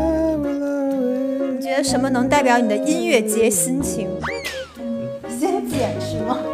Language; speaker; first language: Chinese; native; Chinese